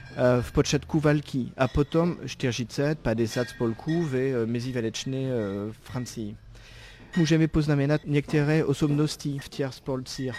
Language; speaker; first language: Czech; non-native, fluent; French